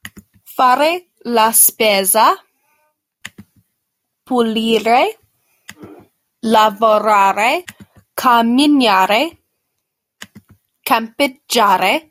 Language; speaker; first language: Italian; non-native, learner; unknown